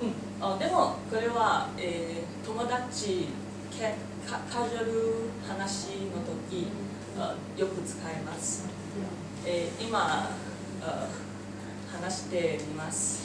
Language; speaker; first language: Japanese; non-native, learner; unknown